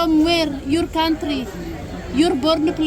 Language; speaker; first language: English; non-native, learner; Amharic